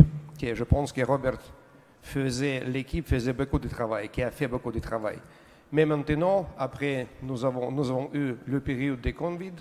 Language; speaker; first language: French; non-native, learner; Russian